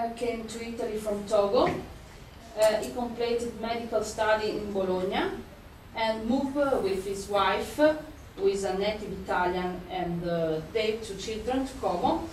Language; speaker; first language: English; non-native, fluent; Italian